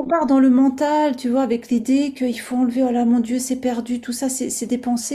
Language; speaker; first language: French; native; French